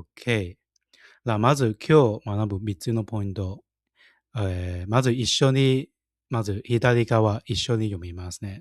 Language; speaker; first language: Japanese; non-native, learner; Cantonese